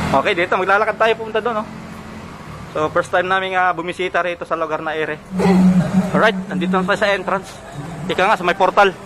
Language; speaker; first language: Filipino; native; Filipino